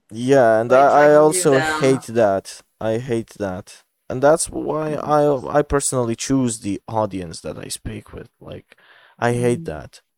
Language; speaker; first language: English; non-native, fluent; Bosnian